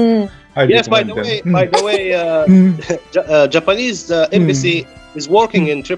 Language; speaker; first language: English; non-native, fluent; Arabic